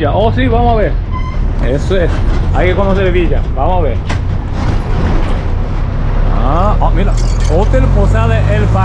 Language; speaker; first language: Spanish; non-native, learner; Japanese